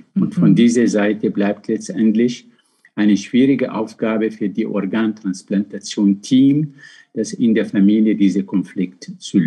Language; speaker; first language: German; non-native, fluent; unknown